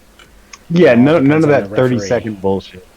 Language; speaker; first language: English; native; English